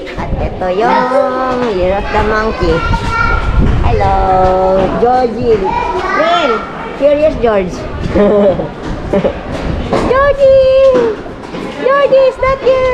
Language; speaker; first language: English; non-native, local second language; Filipino